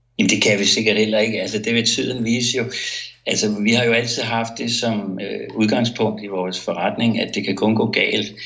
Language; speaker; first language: Danish; native; Danish